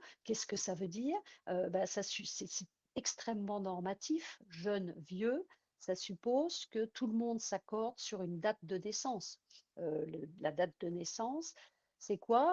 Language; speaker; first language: French; native; French